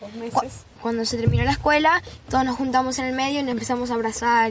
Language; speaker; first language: Spanish; early bilingual, other home language; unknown